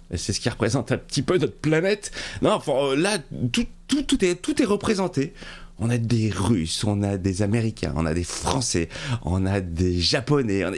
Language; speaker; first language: French; native; French